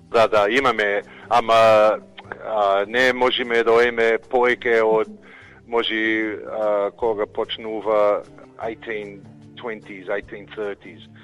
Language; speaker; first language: Macedonian; early bilingual, heritage; Macedonian